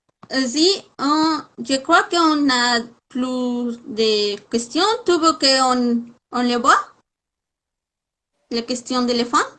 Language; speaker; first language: French; non-native, fluent; Spanish